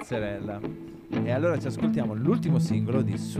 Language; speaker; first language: Italian; native; Italian